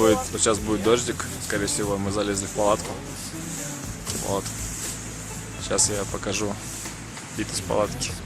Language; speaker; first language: Russian; native; Russian